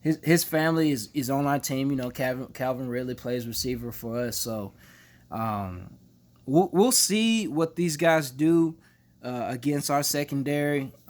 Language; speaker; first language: English; native; English